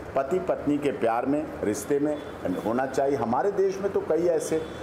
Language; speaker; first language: Hindi; native; Hindi